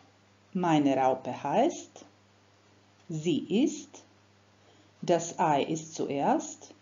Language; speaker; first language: German; non-native, fluent; Croatian